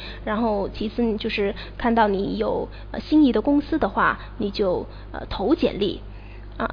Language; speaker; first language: Chinese; native; Chinese